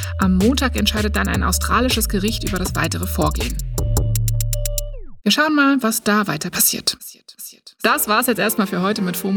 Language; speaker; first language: German; native; German